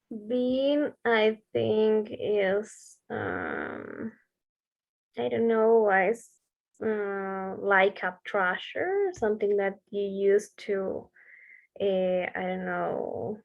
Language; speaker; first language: English; non-native, learner; Spanish